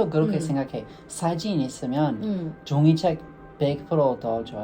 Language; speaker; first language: Korean; non-native, learner; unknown